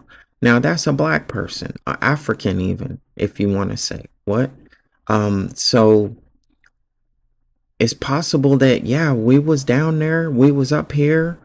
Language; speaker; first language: English; native; English